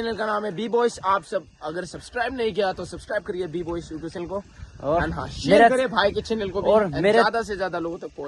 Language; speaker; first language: Hindi; native; Hindi